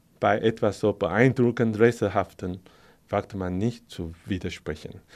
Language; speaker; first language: German; non-native, fluent; Chinese